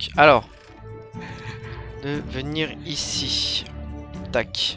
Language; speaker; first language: French; native; French